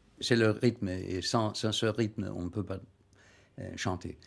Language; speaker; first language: French; non-native, learner; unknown